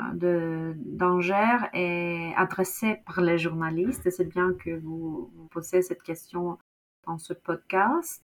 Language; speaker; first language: French; non-native, fluent; Norwegian